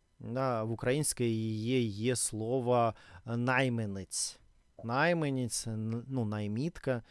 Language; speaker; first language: Ukrainian; non-native, learner; Russian